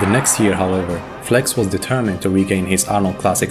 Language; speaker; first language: English; native; English